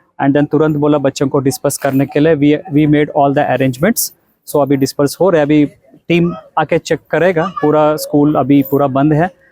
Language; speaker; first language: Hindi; non-native, local second language; Gujarati